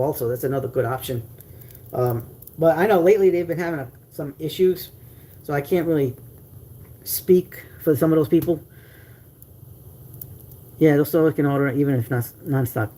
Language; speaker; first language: English; native; English